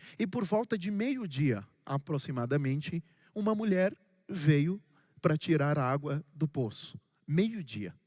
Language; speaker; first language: Portuguese; non-native, local second language; Kabuverdianu